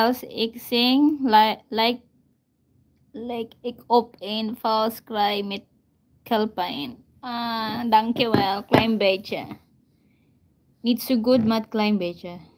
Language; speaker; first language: Dutch; non-native, learner; Filipino